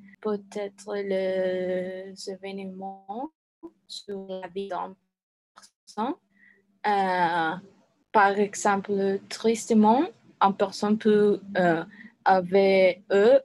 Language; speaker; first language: French; non-native, learner; Spanish